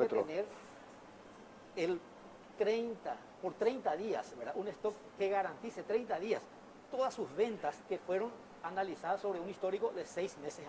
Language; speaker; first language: Spanish; native; Spanish